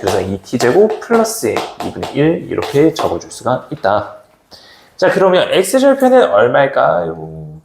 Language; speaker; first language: Korean; native; Korean